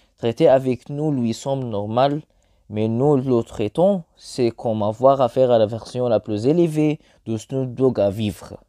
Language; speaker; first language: French; non-native, learner; Arabic